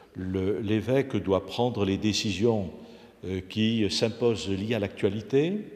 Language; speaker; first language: French; native; French